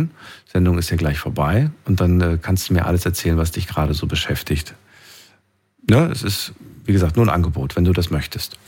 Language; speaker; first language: German; native; German